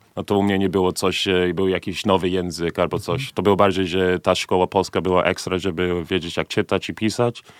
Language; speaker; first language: Polish; early bilingual, heritage; Polish